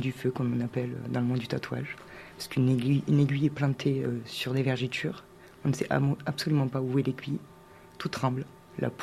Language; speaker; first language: French; native; French